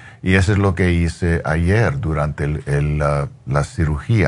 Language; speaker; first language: Spanish; non-native, learner; English